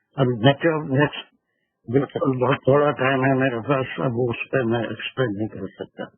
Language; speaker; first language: Urdu; native; Urdu